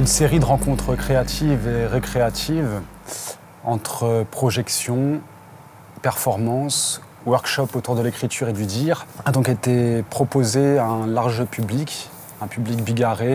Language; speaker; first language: French; native; French